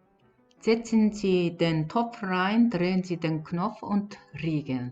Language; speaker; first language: German; non-native, learner; Korean